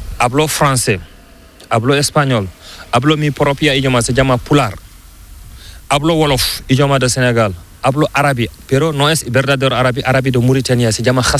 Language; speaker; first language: Spanish; non-native, learner; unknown